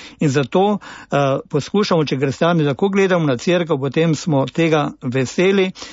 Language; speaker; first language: Slovenian; native; Slovenian